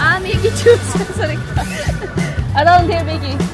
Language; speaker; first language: English; non-native, local second language; Filipino